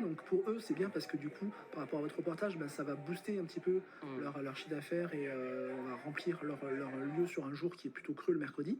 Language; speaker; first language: French; native; French